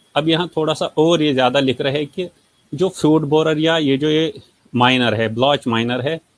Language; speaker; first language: Hindi; native; Hindi